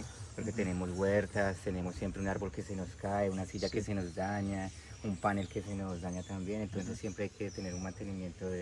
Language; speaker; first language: Spanish; native; Spanish